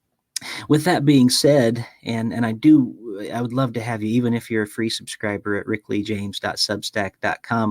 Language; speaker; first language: English; native; English